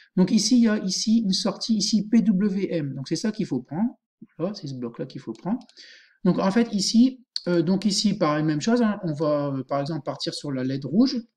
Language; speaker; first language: French; native; French